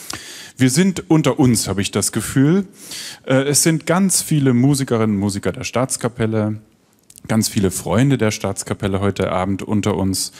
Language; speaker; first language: German; native; German